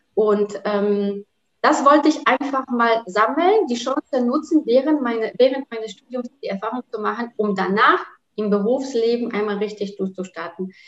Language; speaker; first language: German; non-native, fluent; Polish